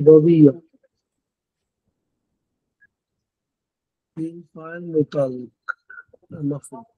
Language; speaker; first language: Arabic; non-native, learner; Bangla